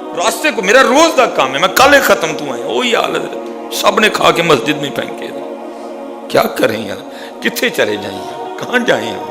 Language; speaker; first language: Urdu; non-native, local second language; Punjabi